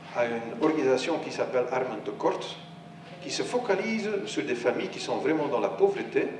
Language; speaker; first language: French; non-native, local second language; Dutch